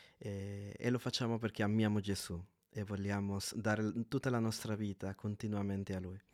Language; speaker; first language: Italian; non-native, fluent; Spanish